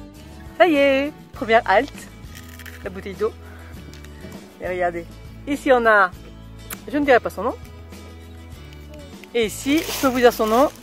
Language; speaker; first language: French; native; French